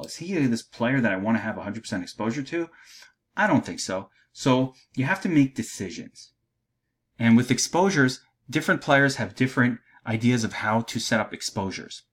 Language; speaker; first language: English; native; English